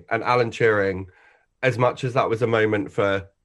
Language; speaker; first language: English; native; English